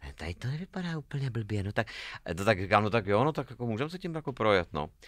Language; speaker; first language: Czech; native; Czech